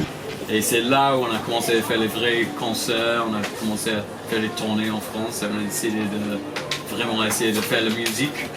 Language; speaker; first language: French; non-native, fluent; English